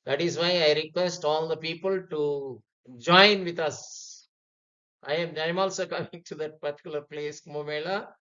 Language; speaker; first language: English; non-native, local second language; Telugu